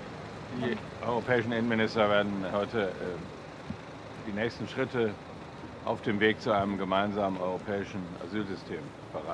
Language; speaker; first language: German; native; German